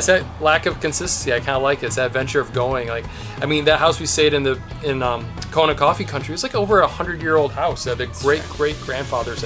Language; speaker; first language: English; native; English